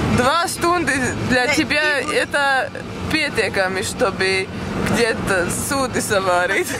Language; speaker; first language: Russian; non-native, learner; Latvian